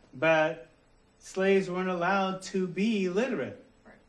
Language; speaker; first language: English; native; English